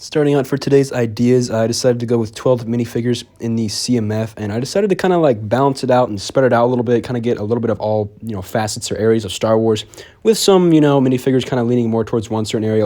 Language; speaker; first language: English; native; English